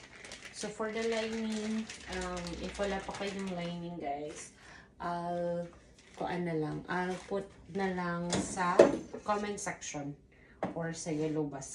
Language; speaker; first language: Filipino; non-native, local second language; Cebuano